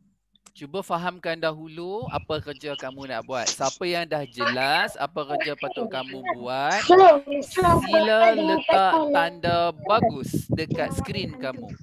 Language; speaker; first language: Malay; native; Malay